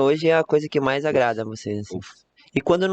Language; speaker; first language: Portuguese; native; Portuguese